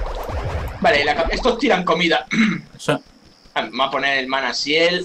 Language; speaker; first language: Spanish; native; Spanish